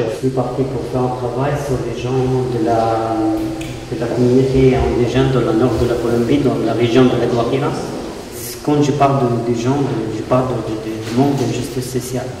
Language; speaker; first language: French; non-native, fluent; Arabic